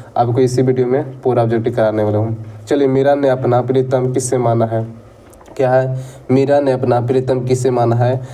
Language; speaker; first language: Hindi; native; Hindi